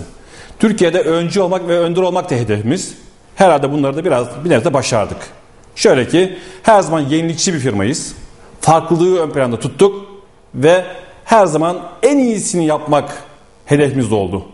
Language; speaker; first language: Turkish; native; Turkish